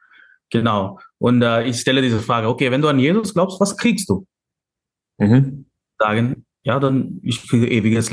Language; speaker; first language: German; non-native, fluent; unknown